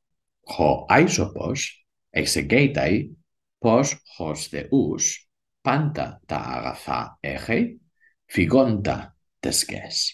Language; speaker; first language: Greek; non-native, learner; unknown